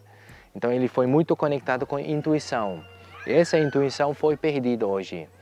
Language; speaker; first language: Portuguese; non-native, fluent; German